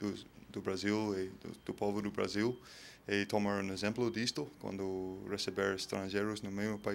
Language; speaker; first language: Portuguese; non-native, fluent; English